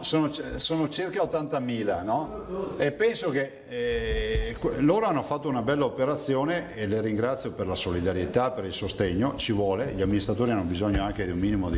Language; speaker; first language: Italian; native; Italian